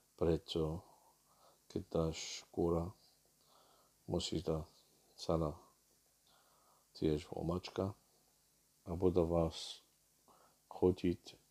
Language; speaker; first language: Slovak; non-native, learner; Arabic